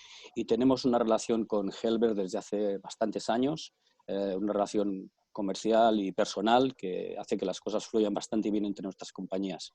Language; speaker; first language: Spanish; native; Spanish